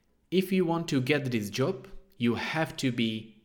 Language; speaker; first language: English; non-native, fluent; Czech